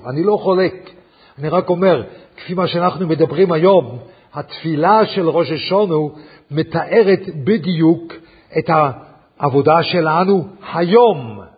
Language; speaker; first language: Hebrew; non-native, fluent; English